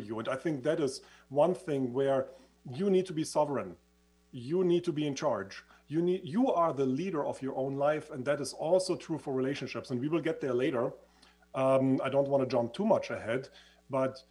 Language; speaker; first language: English; non-native, fluent; German